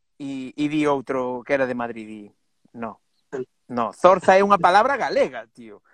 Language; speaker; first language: Galician; native; Galician